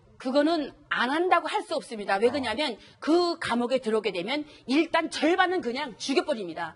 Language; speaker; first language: Korean; native; Korean